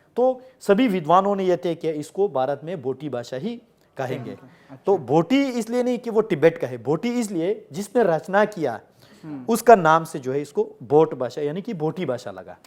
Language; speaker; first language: Hindi; non-native, local second language; Ladakhi